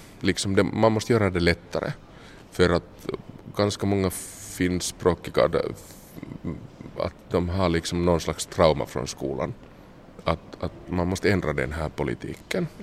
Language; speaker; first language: Swedish; non-native, local second language; Finnish